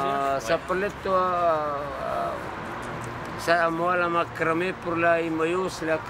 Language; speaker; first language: French; non-native, learner; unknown